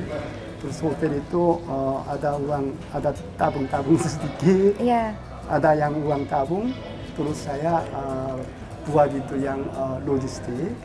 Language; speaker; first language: Indonesian; non-native, learner; Korean